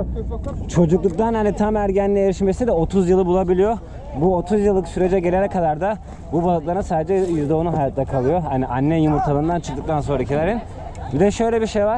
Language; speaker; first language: Turkish; native; Turkish